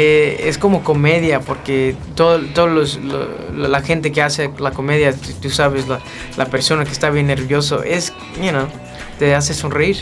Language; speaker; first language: Spanish; early bilingual, heritage; English